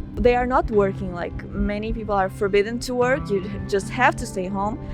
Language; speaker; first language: English; non-native, fluent; Portuguese